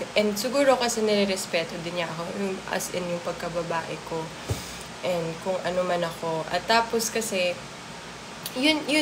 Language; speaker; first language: Filipino; non-native, local second language; Pampanga